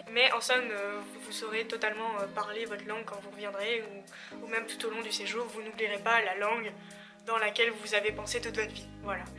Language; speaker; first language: French; native; French